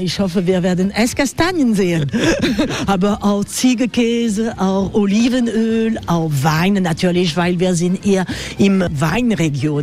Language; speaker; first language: German; non-native, learner; French